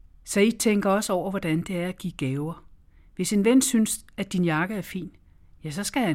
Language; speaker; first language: Danish; native; Danish